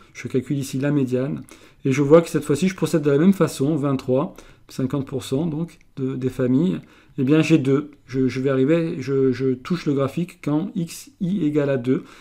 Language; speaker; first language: French; native; French